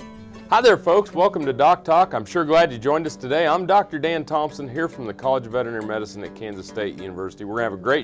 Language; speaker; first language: English; native; English